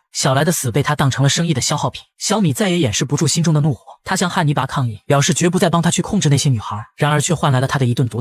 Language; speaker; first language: Chinese; native; Chinese